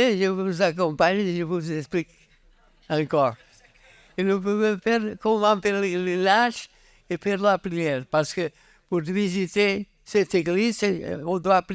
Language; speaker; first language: French; non-native, learner; Catalan